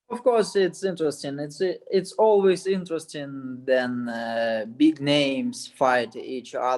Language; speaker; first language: English; non-native, learner; Russian